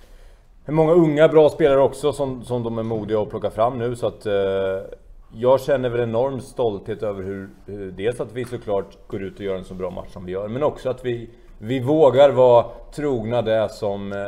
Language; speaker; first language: Swedish; native; Swedish